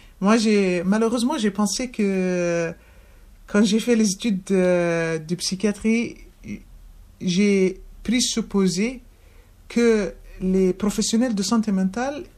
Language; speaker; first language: French; non-native, fluent; Arabic